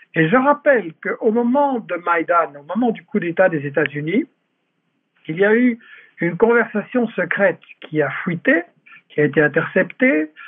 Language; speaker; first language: French; native; French